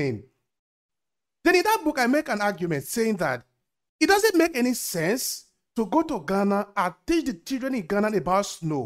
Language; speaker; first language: English; non-native, local second language; Bini